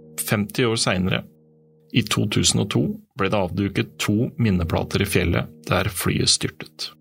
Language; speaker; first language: Norwegian; native; Norwegian